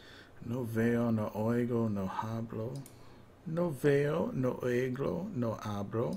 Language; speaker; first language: Spanish; non-native, learner; English